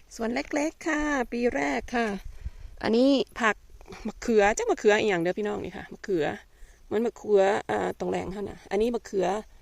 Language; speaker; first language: Thai; native; Thai